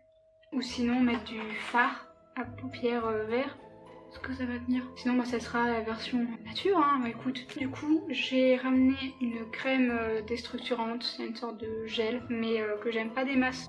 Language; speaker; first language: French; native; French